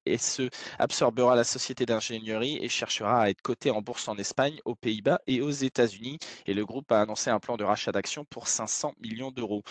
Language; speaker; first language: French; native; French